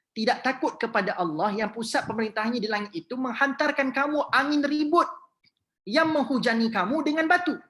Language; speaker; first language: Malay; native; Malay